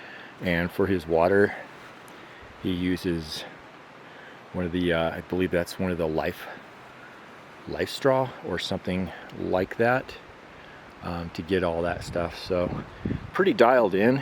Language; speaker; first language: English; native; English